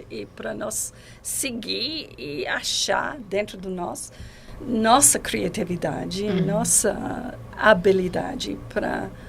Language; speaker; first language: Portuguese; non-native, learner; English